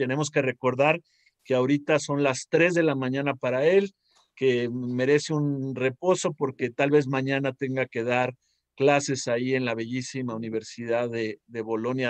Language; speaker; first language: Spanish; native; Spanish